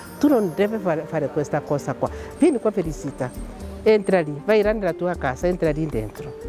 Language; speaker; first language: Italian; non-native, fluent; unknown